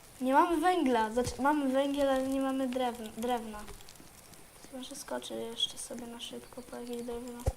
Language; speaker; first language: Polish; native; Polish